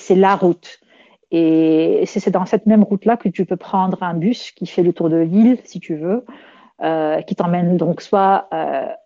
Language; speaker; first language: French; non-native, local second language; Arabic